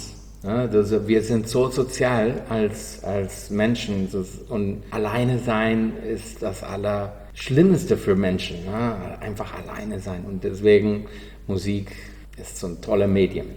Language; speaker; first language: German; non-native, learner; Spanish